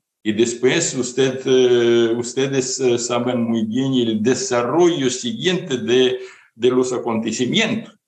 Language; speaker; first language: Spanish; non-native, fluent; Ukrainian